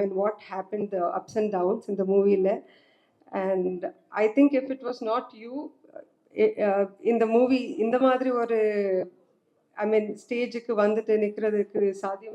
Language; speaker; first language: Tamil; non-native, learner; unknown